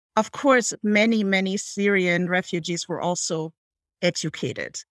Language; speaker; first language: English; non-native, fluent; German